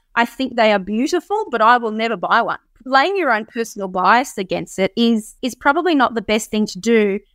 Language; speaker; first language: English; native; English